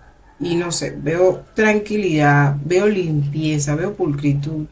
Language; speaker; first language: Spanish; native; Spanish